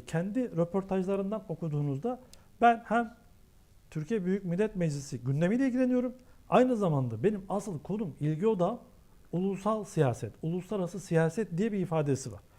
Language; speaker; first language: Turkish; native; Turkish